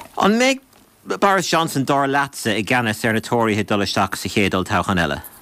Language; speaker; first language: Irish; native; Irish